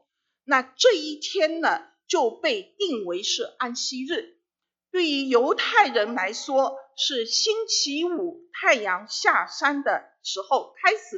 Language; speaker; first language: Chinese; native; Chinese